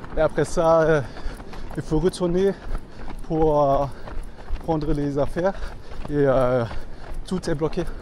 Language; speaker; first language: French; non-native, fluent; German